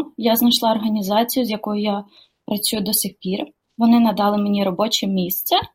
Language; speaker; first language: Ukrainian; native; Ukrainian